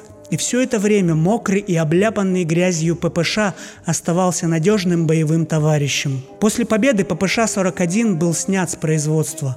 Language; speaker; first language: Russian; native; Russian